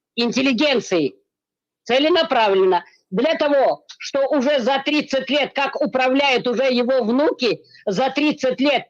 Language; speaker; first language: Russian; non-native, local second language; Tajik